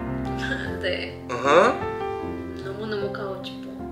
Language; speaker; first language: Korean; non-native, learner; Spanish